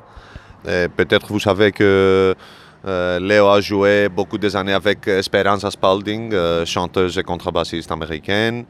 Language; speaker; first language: French; non-native, learner; Greek